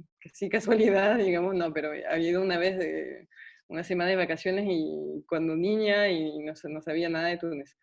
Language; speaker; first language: Spanish; non-native, fluent; French